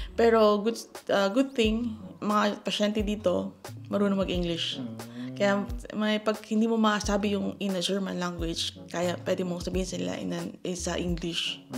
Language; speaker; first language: Filipino; native; Filipino